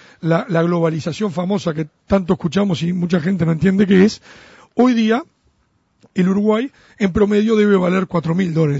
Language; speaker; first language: Spanish; native; Spanish